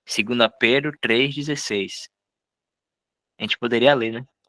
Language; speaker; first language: Portuguese; native; Portuguese